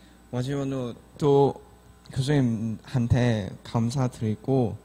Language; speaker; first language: Korean; non-native, learner; Chinese